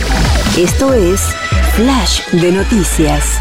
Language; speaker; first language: Spanish; native; Spanish